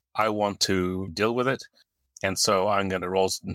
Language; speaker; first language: English; native; English